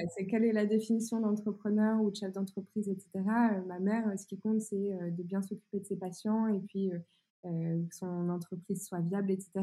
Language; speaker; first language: French; native; French